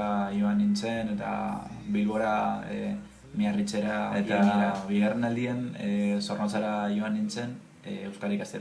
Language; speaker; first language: Basque; non-native, learner; Spanish